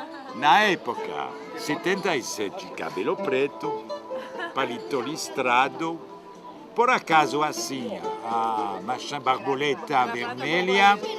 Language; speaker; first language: Portuguese; non-native, fluent; French